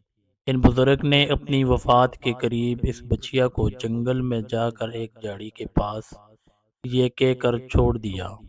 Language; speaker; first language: Urdu; native; Urdu